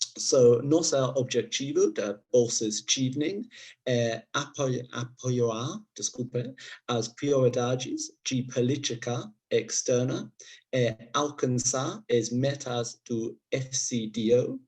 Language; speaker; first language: Portuguese; non-native, learner; English